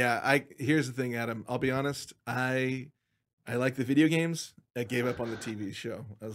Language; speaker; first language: English; native; English